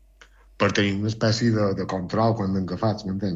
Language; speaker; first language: Catalan; native; Catalan